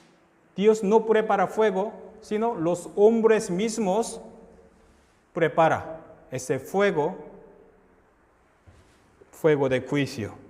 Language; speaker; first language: Spanish; non-native, fluent; Korean